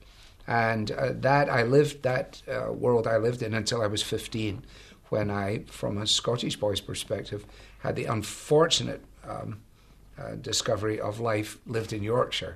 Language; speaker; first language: English; native; English